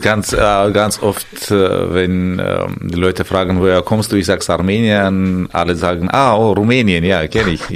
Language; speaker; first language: German; non-native, fluent; Armenian